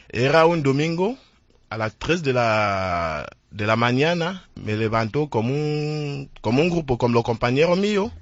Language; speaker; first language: Spanish; non-native, learner; French